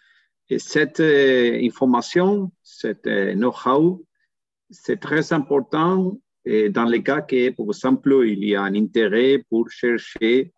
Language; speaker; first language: French; non-native, learner; Spanish